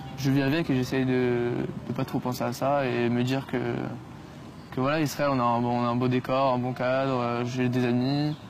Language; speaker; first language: French; native; French